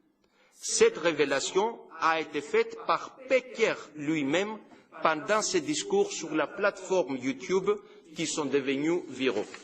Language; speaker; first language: French; non-native, fluent; Greek